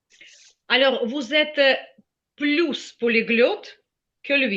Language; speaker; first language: French; non-native, fluent; Ukrainian